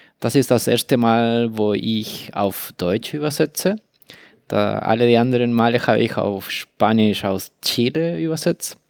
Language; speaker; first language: German; non-native, fluent; Spanish